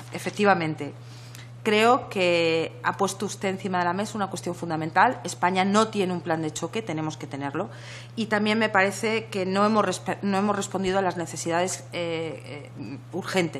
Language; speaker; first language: Spanish; native; Spanish